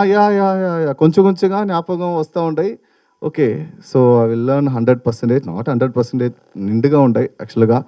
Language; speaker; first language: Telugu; non-native, learner; Tamil